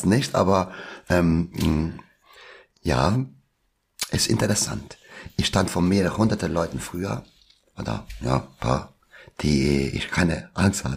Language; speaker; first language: German; non-native, local second language; Albanian